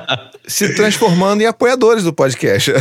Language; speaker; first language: Portuguese; native; Portuguese